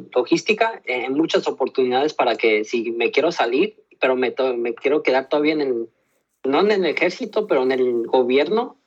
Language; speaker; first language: Spanish; early bilingual, heritage; Spanish